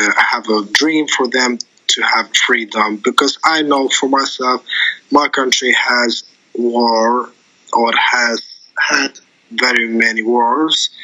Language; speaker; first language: English; non-native, fluent; Arabic